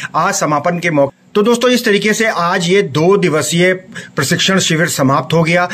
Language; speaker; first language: Hindi; native; Hindi